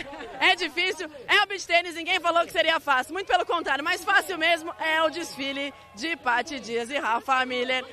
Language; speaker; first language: Portuguese; native; Portuguese